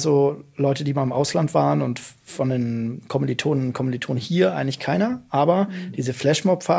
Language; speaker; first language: German; native; German